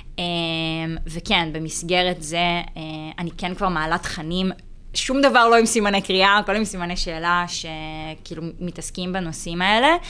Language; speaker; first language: Hebrew; native; Hebrew